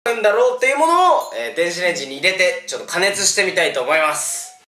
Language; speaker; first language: Japanese; native; Japanese